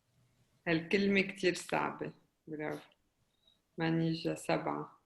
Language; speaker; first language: Arabic; native; Arabic